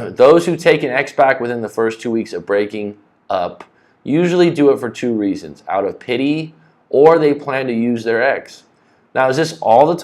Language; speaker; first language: English; native; English